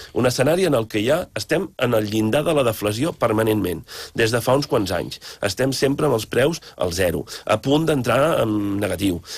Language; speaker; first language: Catalan; native; Catalan